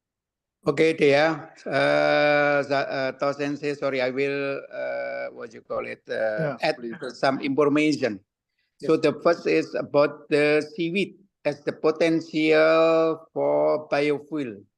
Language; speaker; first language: English; non-native, learner; Indonesian